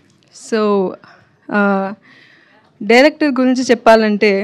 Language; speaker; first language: Telugu; non-native, learner; Tamil